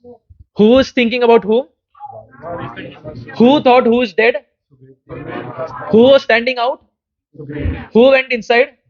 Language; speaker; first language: English; non-native, local second language; Hindi